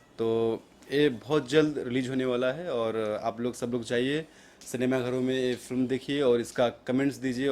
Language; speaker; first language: Hindi; non-native, fluent; Nepali